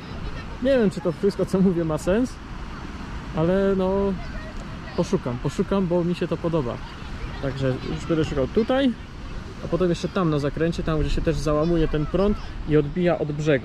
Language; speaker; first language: Polish; native; Polish